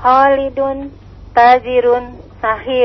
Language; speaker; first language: Arabic; non-native, learner; Indonesian